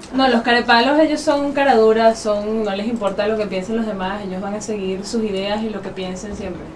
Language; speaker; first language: Spanish; native; Spanish